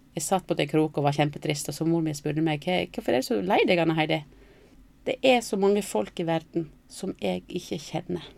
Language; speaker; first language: Norwegian; native; Norwegian